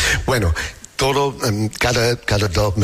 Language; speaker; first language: Spanish; non-native, learner; English